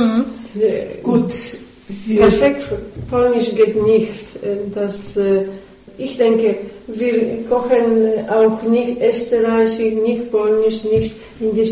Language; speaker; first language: German; non-native, learner; Polish